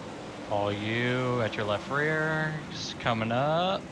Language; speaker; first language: English; native; English